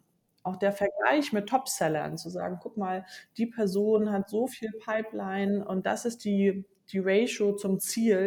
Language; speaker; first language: German; native; German